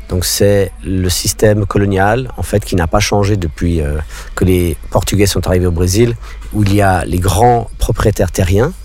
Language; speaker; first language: French; non-native, local second language; English